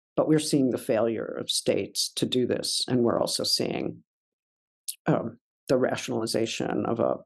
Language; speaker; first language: English; native; English